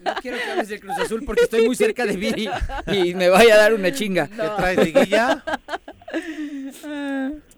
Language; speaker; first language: Spanish; native; Spanish